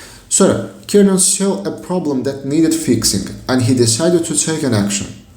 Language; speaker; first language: English; non-native, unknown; Azerbaijani